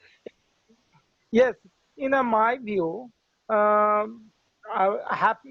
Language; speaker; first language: English; non-native, learner; Hindi